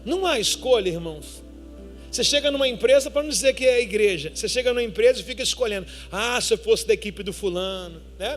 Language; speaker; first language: Portuguese; native; Portuguese